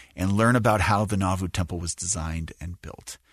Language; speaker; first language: English; native; English